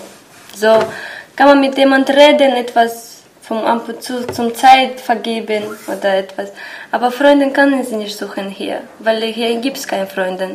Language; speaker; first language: German; non-native, learner; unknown